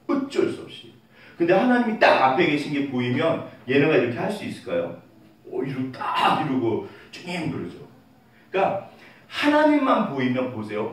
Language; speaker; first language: Korean; native; Korean